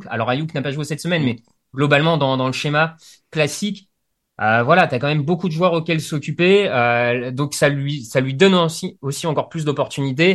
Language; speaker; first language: French; native; French